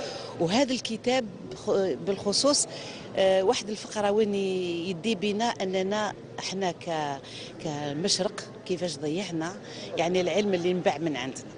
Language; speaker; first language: Arabic; native; Arabic